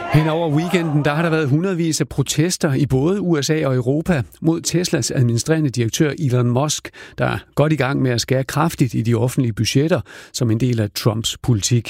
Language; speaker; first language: Danish; native; Danish